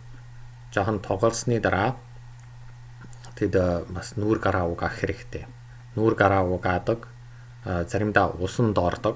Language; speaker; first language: Mongolian; non-native, fluent; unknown